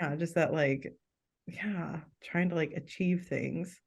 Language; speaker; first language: English; native; English